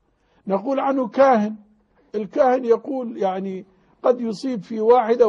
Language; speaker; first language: Arabic; native; Arabic